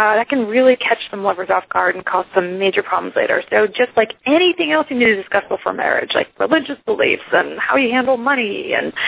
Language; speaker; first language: English; early bilingual, other home language; Icelandic